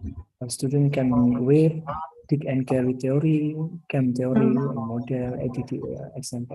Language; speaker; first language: English; non-native, learner; Indonesian